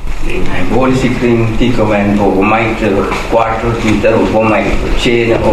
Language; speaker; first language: Danish; non-native, learner; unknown